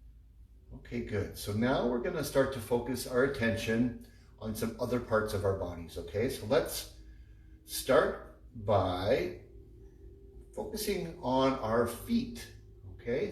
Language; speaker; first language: English; native; English